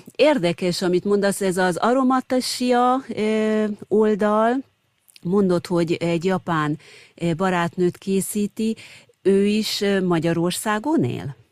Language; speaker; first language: Hungarian; native; Hungarian